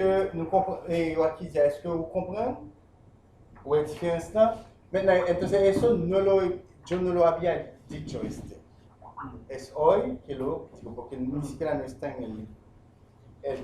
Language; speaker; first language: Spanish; non-native, fluent; Haitian Creole